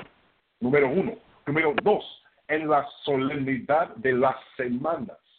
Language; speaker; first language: Spanish; non-native, fluent; English